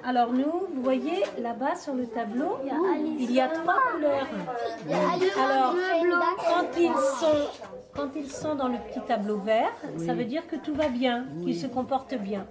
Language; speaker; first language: French; native; French